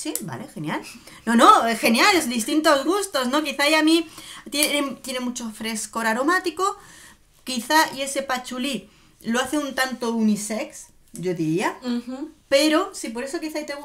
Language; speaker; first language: Spanish; native; Spanish